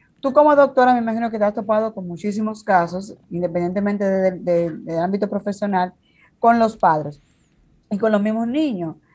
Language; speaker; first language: Spanish; native; Spanish